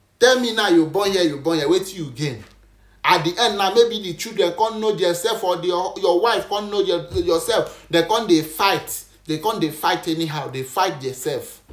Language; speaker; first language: Nigerian Pidgin; native; Nigerian Pidgin